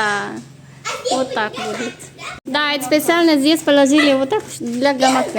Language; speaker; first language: Russian; non-native, learner; Filipino